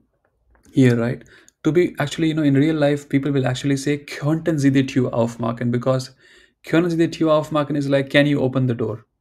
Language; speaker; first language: German; non-native, fluent; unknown